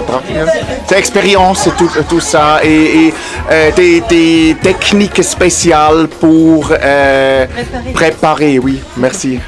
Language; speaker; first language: French; non-native, learner; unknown